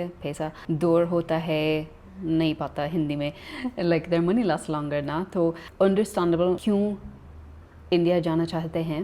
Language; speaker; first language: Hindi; non-native, learner; English